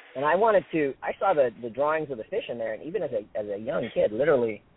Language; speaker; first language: English; native; English